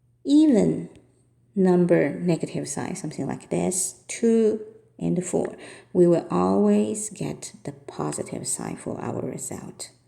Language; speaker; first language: English; non-native, fluent; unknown